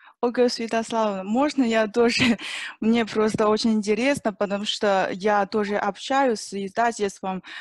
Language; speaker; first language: Russian; non-native, learner; Chinese